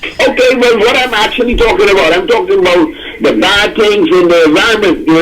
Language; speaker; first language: English; native; English